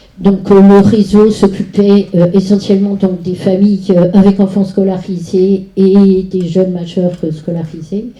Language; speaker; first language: French; native; French